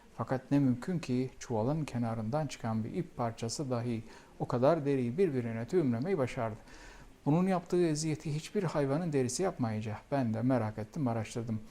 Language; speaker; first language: Turkish; native; Turkish